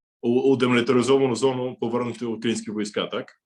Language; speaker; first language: Ukrainian; non-native, fluent; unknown